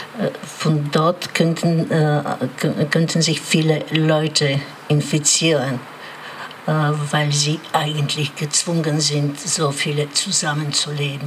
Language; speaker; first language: German; non-native, learner; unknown